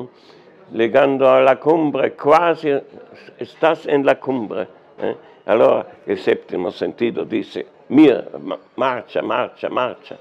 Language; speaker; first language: Spanish; non-native, learner; German